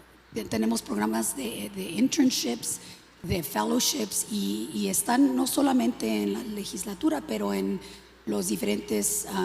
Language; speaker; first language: Spanish; early bilingual, other home language; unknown